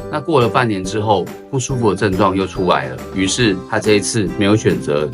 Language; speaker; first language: Chinese; native; Chinese